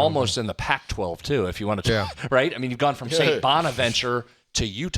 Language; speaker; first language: English; native; English